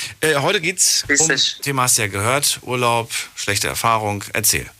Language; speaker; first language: German; native; German